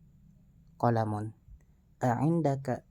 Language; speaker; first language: Arabic; non-native, fluent; Indonesian